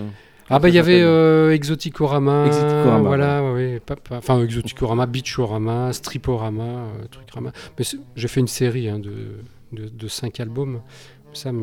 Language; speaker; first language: French; native; French